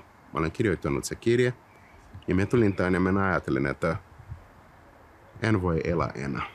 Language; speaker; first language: Finnish; non-native, fluent; Portuguese